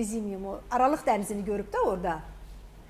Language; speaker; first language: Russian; non-native, fluent; Azerbaijani